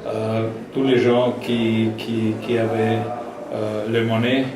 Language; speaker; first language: French; non-native, learner; German